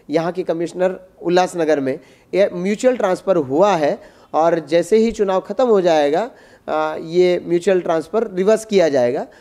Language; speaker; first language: Hindi; non-native, local second language; Marathi